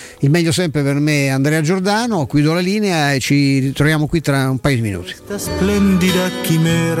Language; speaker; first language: Italian; native; Italian